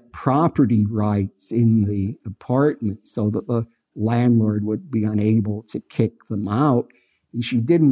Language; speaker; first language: English; native; English